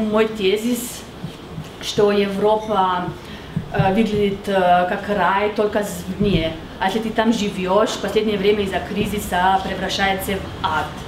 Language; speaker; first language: Russian; non-native, fluent; Slovenian